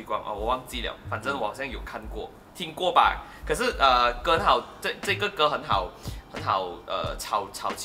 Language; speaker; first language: Chinese; native; Chinese